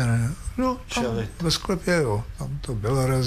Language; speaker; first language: Czech; native; Czech